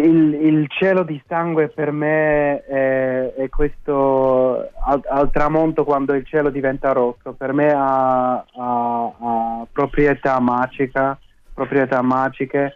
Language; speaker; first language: Italian; non-native, fluent; German